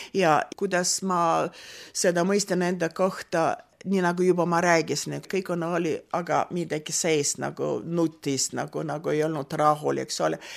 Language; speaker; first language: Estonian; non-native, local second language; Russian